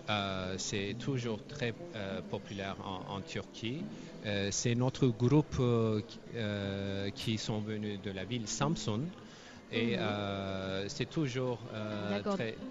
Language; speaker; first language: French; non-native, fluent; Turkish